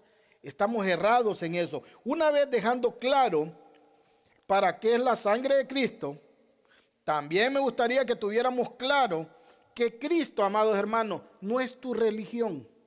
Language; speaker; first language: Spanish; native; Spanish